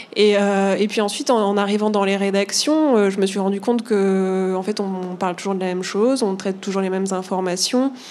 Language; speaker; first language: French; native; French